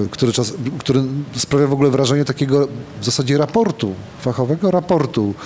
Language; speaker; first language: Polish; native; Polish